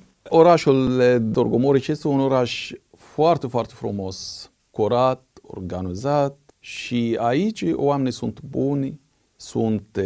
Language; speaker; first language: Romanian; non-native, fluent; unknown